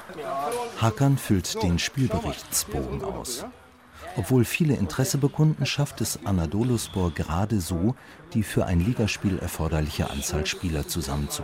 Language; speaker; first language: German; native; German